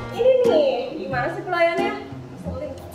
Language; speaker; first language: Indonesian; native; Indonesian